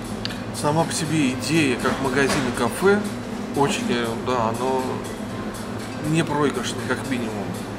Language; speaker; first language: Russian; native; Russian